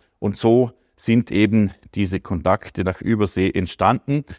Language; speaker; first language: German; native; German